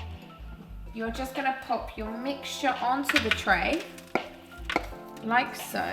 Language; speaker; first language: English; native; English